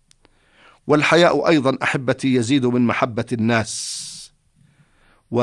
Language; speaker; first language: Arabic; native; Arabic